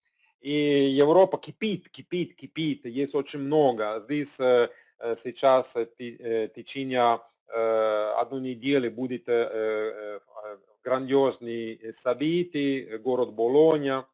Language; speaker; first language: Russian; non-native, learner; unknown